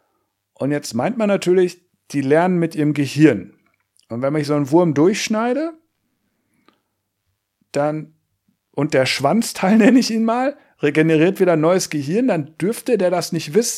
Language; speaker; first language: German; native; German